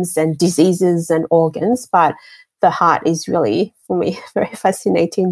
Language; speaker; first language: English; non-native, fluent; French